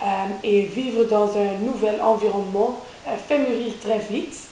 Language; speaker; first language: French; non-native, local second language; Dutch